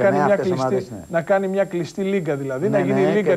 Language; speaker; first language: Greek; native; Greek